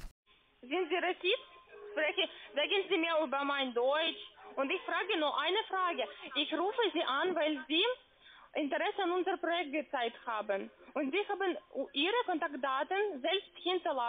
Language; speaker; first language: German; non-native, learner; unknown